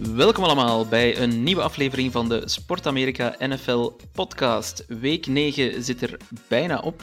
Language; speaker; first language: Dutch; native; Dutch